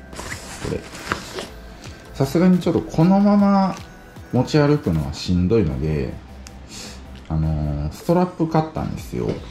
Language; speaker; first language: Japanese; native; Japanese